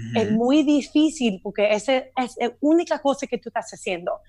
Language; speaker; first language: Spanish; early bilingual, heritage; Spanish